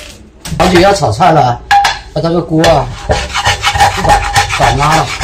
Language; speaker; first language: Chinese; native; Chinese